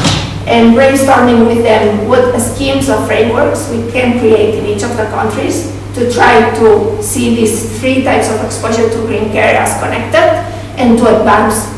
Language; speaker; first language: English; non-native, fluent; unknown